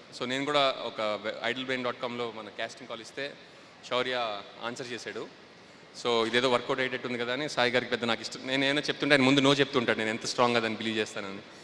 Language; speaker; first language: Telugu; native; Telugu